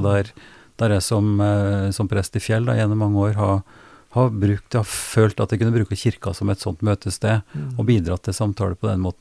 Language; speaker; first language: Norwegian; native; Norwegian